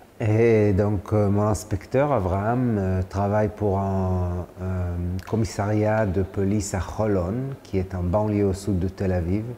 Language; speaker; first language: French; non-native, fluent; Hebrew